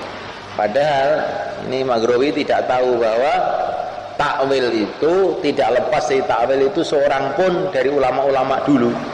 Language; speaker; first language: Indonesian; native; Indonesian